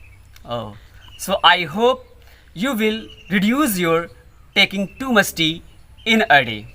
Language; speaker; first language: English; non-native, learner; Hindi